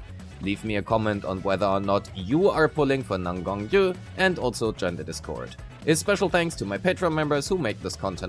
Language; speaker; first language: English; non-native, fluent; German